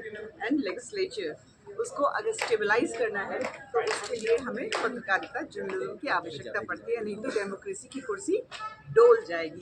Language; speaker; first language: Hindi; native; Hindi